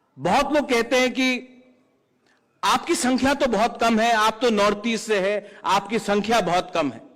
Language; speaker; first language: Hindi; non-native, local second language; Kok Borok